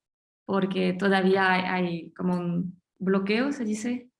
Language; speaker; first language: Spanish; non-native, fluent; French